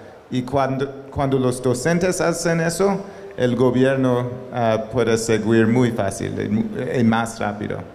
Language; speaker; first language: Spanish; non-native, learner; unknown